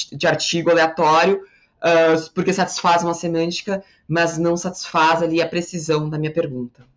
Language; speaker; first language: Portuguese; native; Portuguese